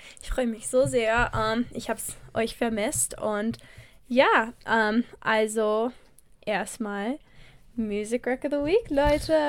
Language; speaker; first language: German; non-native, learner; English